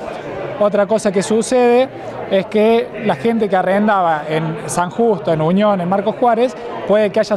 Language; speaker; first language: Spanish; native; Spanish